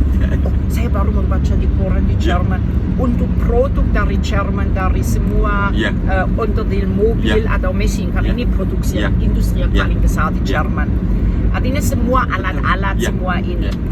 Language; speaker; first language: Indonesian; non-native, fluent; German